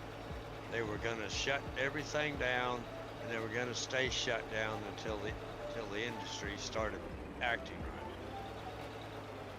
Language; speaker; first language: English; native; English